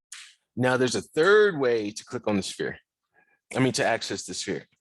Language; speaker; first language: English; native; English